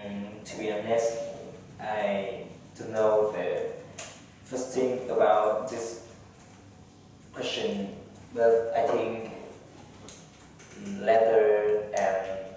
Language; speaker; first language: English; non-native, learner; Vietnamese